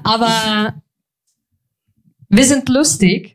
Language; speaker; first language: German; non-native, fluent; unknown